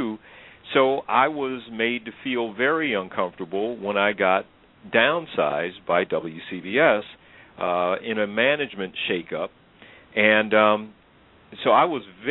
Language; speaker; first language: English; native; English